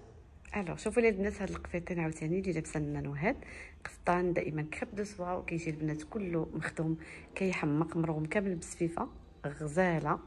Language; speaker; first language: Arabic; native; Arabic